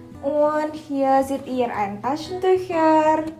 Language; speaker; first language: German; non-native, fluent; Indonesian